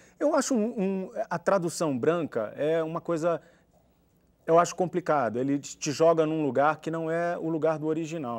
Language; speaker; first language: Portuguese; native; Portuguese